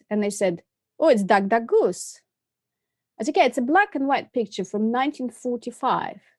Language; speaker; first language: English; non-native, fluent; Russian